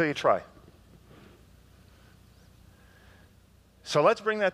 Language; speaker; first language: English; native; English